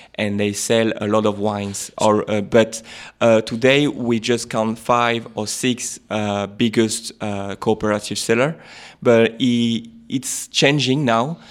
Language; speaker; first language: English; non-native, fluent; French